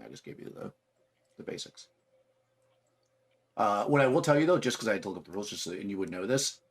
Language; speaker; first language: English; native; English